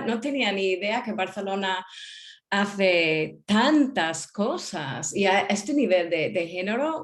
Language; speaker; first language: Spanish; non-native, fluent; English